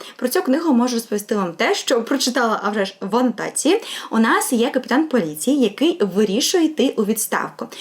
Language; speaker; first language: Ukrainian; non-native, local second language; Russian